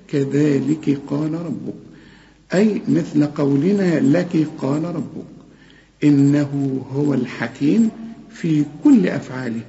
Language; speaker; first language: Arabic; native; Arabic